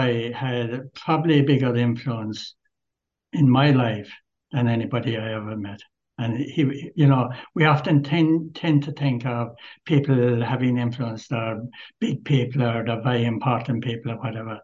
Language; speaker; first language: English; native; English